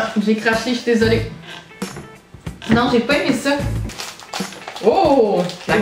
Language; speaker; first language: French; native; French